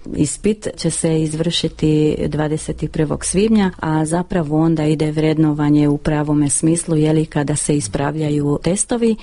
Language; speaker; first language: Croatian; early bilingual, heritage; Croatian